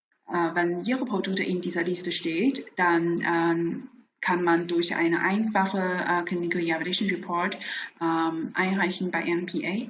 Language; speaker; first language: German; non-native, fluent; Chinese